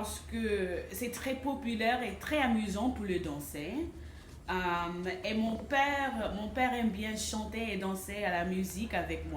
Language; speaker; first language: French; non-native, fluent; English